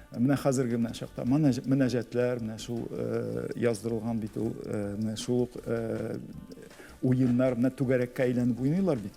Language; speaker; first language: Tatar; native; Tatar